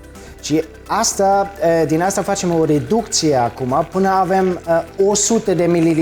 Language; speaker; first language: Romanian; non-native, fluent; German